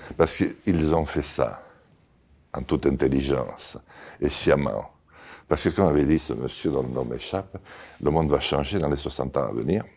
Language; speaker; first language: French; non-native, local second language; Occitan